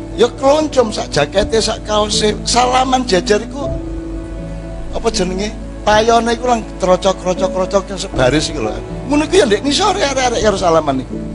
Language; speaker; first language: Javanese; native; Javanese